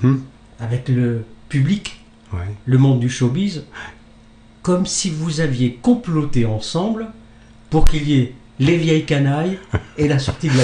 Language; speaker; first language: French; native; French